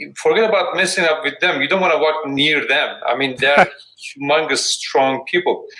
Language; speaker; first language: English; non-native, fluent; Turkish